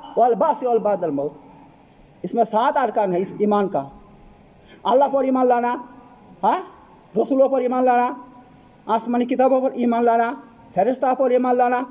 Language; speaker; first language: Hindi; non-native, fluent; Bangla